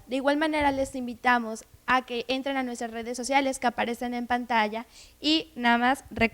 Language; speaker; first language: Spanish; native; Spanish